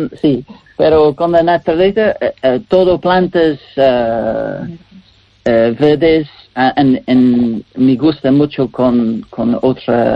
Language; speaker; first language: Spanish; non-native, learner; English